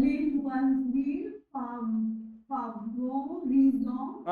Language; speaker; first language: French; non-native, learner; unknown